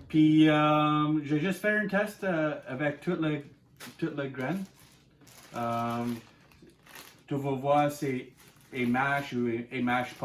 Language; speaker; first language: French; non-native, learner; English